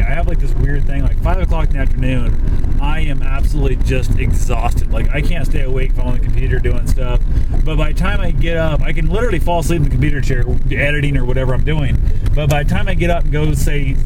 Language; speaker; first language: English; native; English